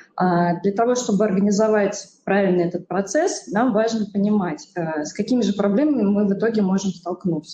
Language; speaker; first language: Russian; native; Russian